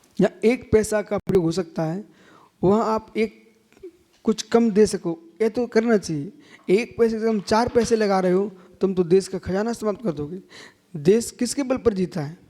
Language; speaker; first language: Hindi; native; Hindi